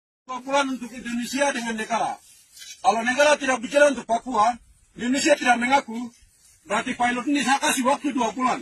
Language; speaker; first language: Indonesian; non-native, local second language; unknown